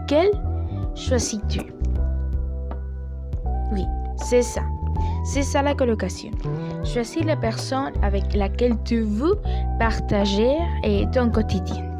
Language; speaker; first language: French; non-native, learner; Spanish